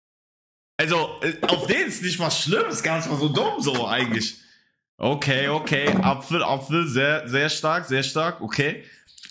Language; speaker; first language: German; native; German